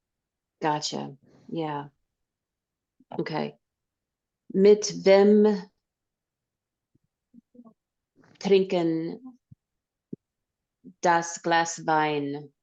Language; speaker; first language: German; non-native, learner; English